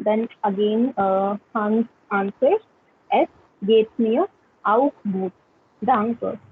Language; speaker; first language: German; non-native, learner; Hindi